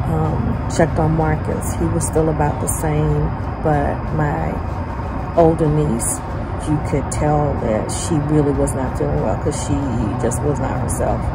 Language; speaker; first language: English; native; English